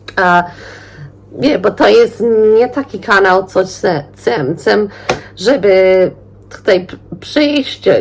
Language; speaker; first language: Polish; early bilingual, heritage; Polish